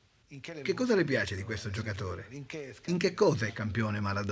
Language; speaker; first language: Italian; native; Italian